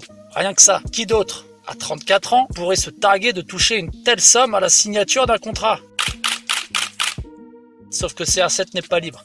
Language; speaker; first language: French; native; French